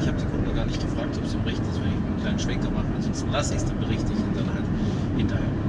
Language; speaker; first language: German; native; German